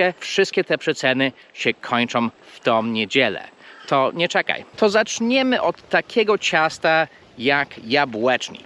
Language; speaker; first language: Polish; non-native, fluent; English